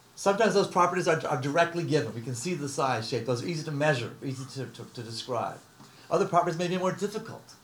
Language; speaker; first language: English; native; English